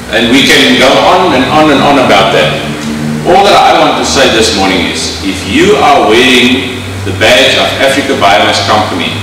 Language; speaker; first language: English; non-native, local second language; Afrikaans